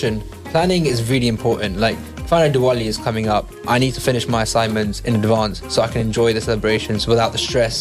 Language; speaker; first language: English; native; English